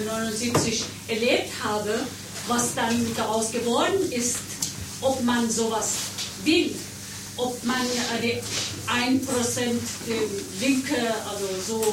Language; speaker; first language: German; non-native, learner; Persian